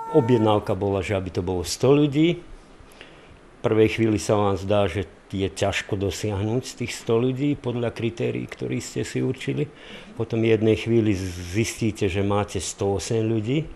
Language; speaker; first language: Slovak; native; Slovak